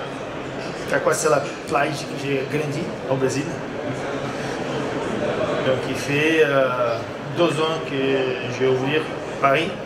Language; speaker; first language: French; non-native, learner; Portuguese